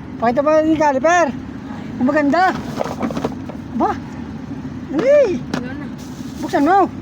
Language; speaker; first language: Filipino; native; Filipino